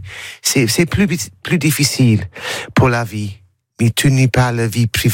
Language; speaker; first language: French; non-native, learner; English